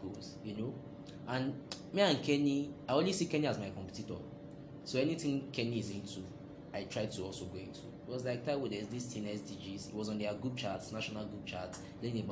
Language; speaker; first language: English; non-native, local second language; Yoruba